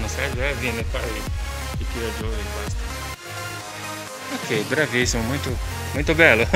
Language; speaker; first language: Italian; non-native, learner; Portuguese